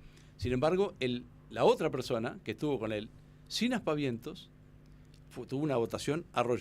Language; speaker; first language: Spanish; native; Spanish